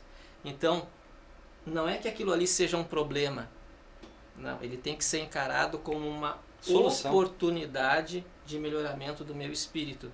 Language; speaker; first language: Portuguese; native; Portuguese